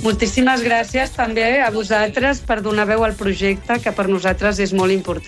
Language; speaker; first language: Catalan; non-native, local second language; Spanish